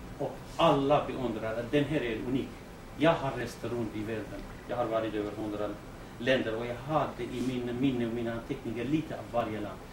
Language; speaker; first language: Swedish; non-native, fluent; Kurdish